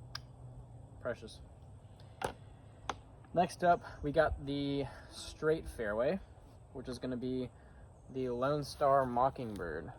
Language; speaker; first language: English; native; English